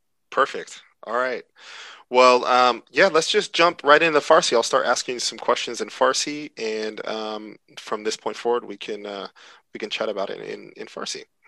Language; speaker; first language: English; native; English